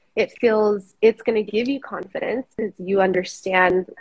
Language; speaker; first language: English; early bilingual, other home language; Spanish